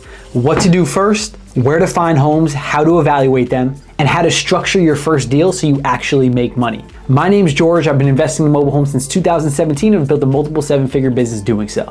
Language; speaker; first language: English; native; English